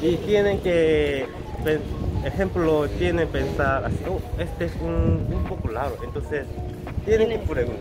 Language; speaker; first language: Spanish; non-native, learner; Korean